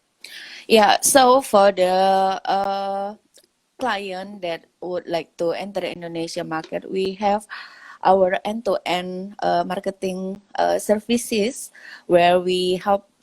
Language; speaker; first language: English; non-native, local second language; Indonesian